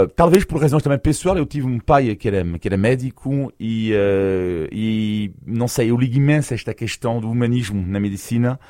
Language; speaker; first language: Portuguese; non-native, fluent; French